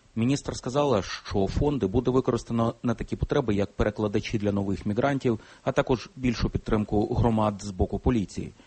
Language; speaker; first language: Ukrainian; native; Ukrainian